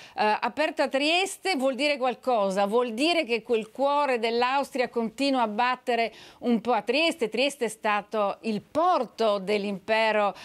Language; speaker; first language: Italian; native; Italian